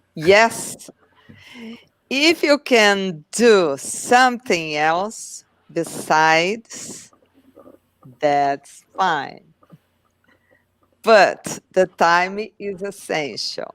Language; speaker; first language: English; non-native, learner; Portuguese